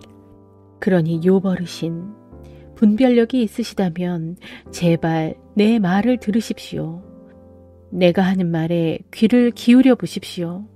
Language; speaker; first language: Korean; native; Korean